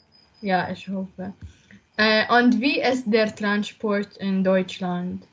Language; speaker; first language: German; non-native, learner; Arabic